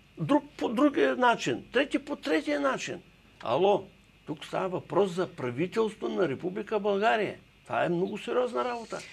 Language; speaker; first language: Bulgarian; native; Bulgarian